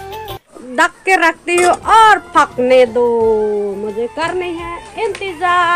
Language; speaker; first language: Hindi; non-native, local second language; Chakma